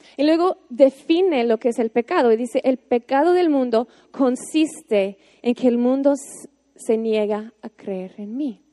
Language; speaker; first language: Spanish; non-native, fluent; English